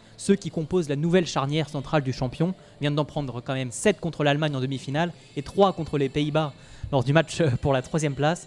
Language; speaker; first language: French; native; French